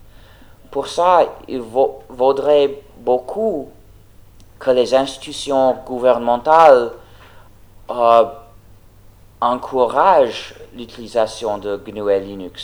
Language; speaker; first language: French; non-native, fluent; English